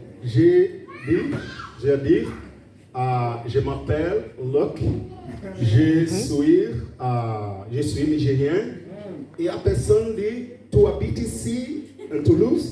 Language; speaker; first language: French; non-native, learner; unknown